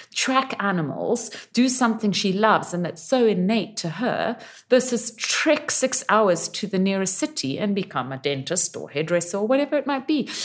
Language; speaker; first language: English; native; English